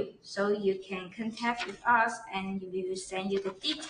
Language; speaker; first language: English; non-native, learner; Chinese